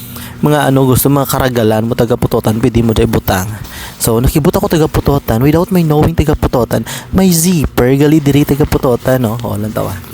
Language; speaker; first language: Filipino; non-native, local second language; Hiligaynon